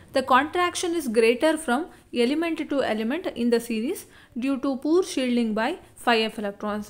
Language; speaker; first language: English; non-native, local second language; Kannada